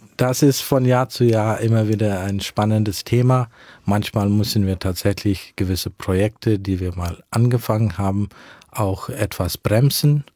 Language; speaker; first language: German; early bilingual, heritage; German